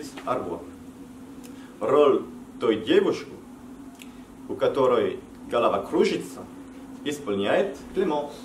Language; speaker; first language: Russian; non-native, fluent; French